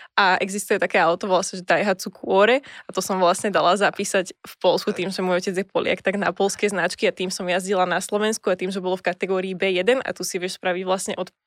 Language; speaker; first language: Slovak; native; Slovak